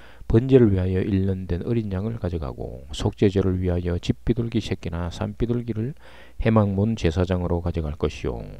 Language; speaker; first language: Korean; native; Korean